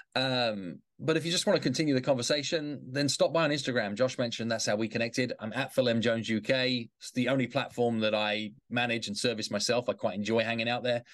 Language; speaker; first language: English; native; English